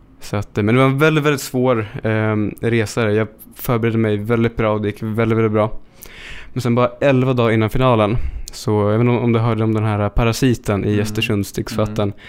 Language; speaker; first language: Swedish; native; Swedish